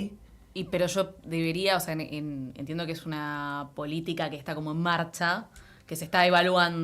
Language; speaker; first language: Spanish; native; Spanish